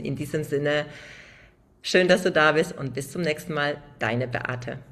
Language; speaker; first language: German; native; German